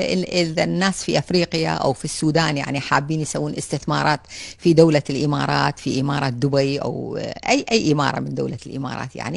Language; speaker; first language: Arabic; native; Arabic